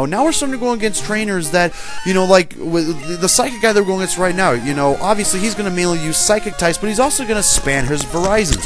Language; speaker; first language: English; native; English